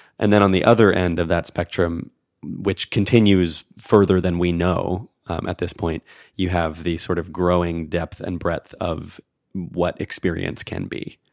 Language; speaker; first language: English; native; English